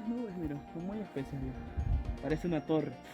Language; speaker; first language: Spanish; native; Spanish